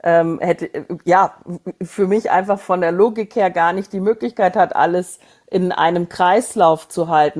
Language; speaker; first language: German; native; German